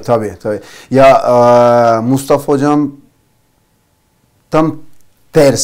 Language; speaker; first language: Turkish; non-native, learner; Portuguese